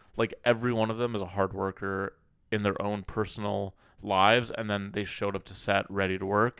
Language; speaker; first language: English; early bilingual, other home language; Arabic